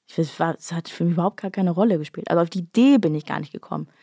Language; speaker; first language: German; native; German